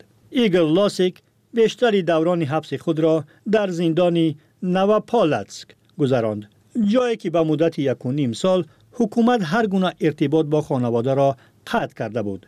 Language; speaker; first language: Persian; native; Persian